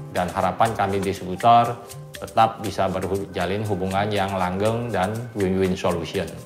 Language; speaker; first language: Indonesian; native; Indonesian